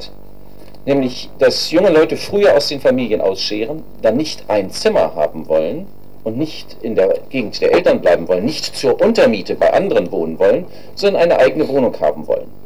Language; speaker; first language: German; native; German